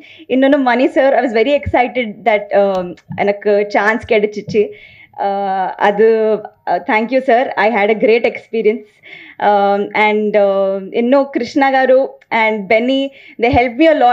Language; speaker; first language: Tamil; non-native, learner; Telugu